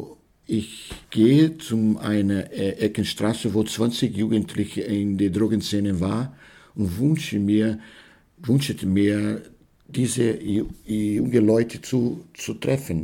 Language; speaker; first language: German; non-native, learner; Portuguese